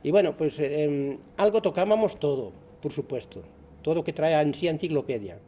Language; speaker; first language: Spanish; non-native, local second language; Galician